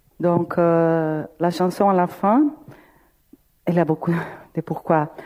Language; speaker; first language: French; non-native, fluent; Portuguese